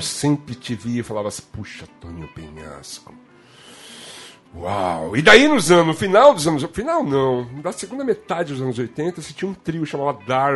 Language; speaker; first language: Portuguese; native; Portuguese